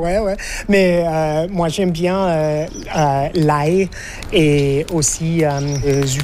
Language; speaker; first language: French; non-native, fluent; English